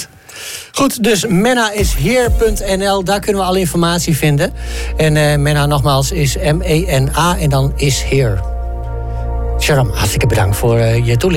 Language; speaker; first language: Dutch; native; Dutch